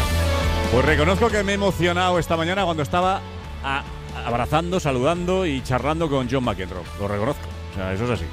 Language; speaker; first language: Spanish; native; Spanish